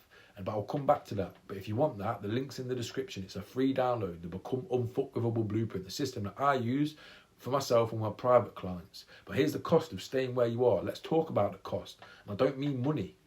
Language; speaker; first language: English; native; English